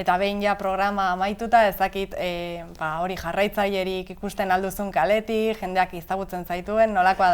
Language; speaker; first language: Basque; native; Basque